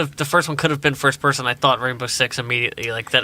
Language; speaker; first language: English; native; English